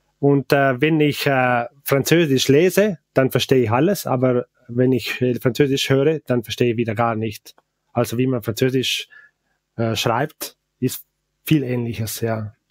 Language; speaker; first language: German; non-native, local second language; Ladin